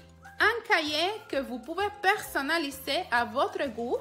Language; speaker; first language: French; non-native, fluent; Spanish